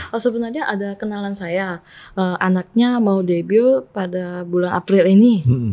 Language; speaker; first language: Indonesian; non-native, fluent; Korean